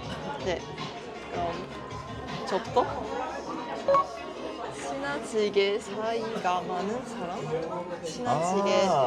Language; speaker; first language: Korean; non-native, learner; Japanese